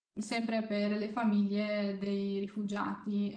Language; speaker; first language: Italian; non-native, fluent; Ukrainian